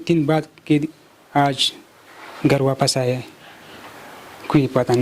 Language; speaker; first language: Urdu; non-native, local second language; Pashto